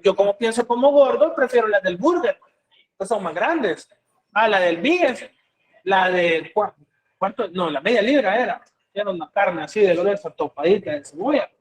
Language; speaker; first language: Spanish; native; Spanish